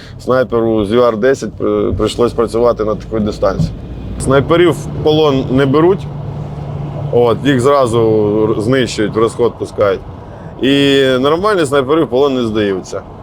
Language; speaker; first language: Ukrainian; non-native, local second language; Russian